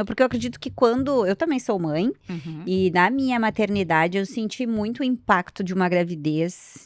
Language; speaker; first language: Portuguese; native; Portuguese